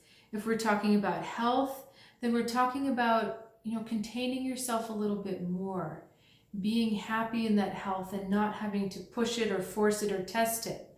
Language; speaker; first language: English; native; English